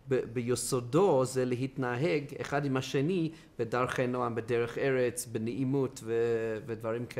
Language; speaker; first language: Hebrew; non-native, fluent; English